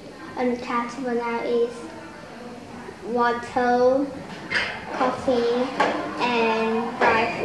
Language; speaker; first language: English; non-native, learner; Vietnamese